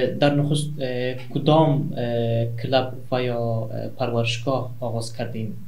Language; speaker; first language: Persian; non-native, local second language; Turkmen